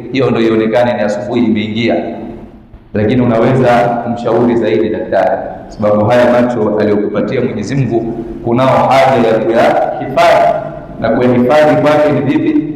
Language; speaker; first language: Swahili; native; Swahili